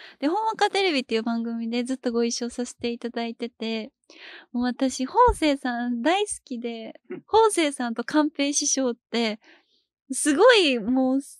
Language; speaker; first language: Japanese; native; Japanese